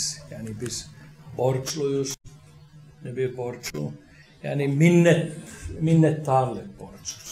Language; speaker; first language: Turkish; non-native, fluent; Finnish